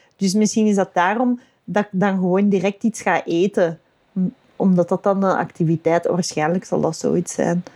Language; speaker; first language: Dutch; native; Dutch